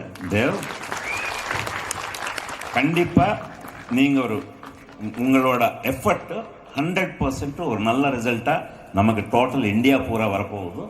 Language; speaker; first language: Tamil; non-native, fluent; Telugu